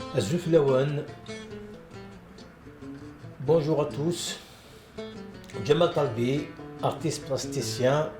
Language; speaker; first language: French; non-native, local second language; Kabyle